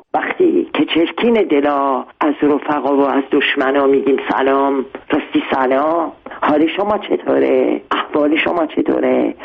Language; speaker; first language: Persian; non-native, local second language; Armenian